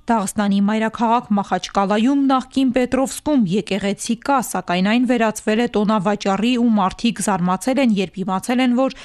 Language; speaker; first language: Armenian; native; Armenian